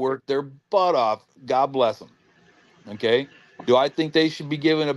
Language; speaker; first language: English; native; English